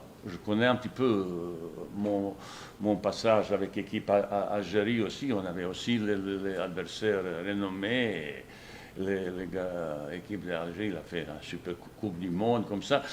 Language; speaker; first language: French; non-native, fluent; Bosnian